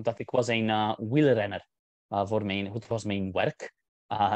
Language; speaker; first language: Dutch; non-native, learner; English